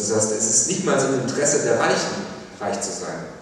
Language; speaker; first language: German; native; German